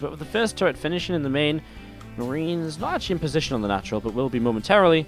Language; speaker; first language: English; native; English